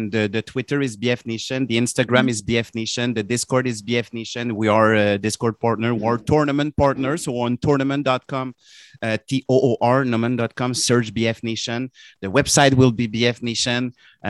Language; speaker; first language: English; non-native, fluent; French